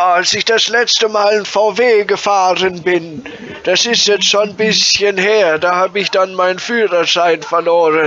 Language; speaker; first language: German; native; German